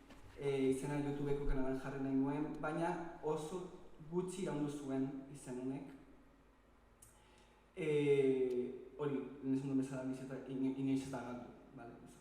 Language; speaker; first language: Basque; early bilingual, other home language; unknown